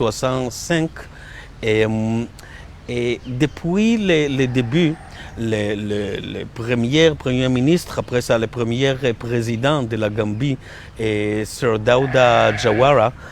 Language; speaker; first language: French; non-native, learner; Hebrew